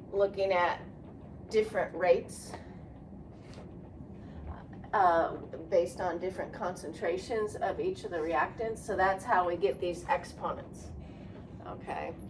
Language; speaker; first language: English; native; English